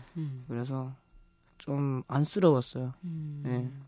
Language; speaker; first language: Korean; early bilingual, heritage; Korean